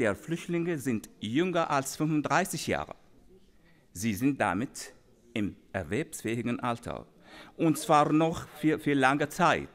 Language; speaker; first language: German; non-native, fluent; Arabic